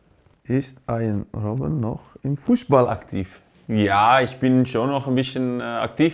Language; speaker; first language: German; non-native, fluent; Dutch